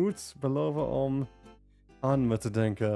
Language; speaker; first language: Dutch; non-native, learner; English